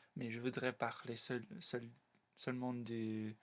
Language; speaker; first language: French; non-native, learner; English